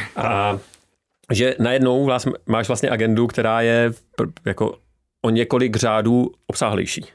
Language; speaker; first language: Czech; native; Czech